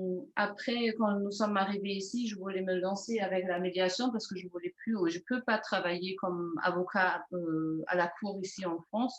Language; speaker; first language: French; non-native, fluent; German